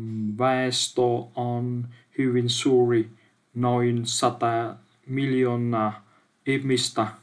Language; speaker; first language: Finnish; non-native, learner; Vietnamese